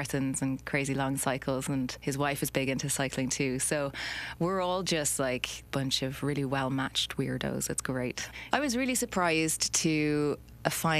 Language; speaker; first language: English; native; English